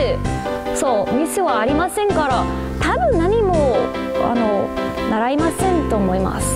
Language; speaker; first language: Japanese; non-native, learner; English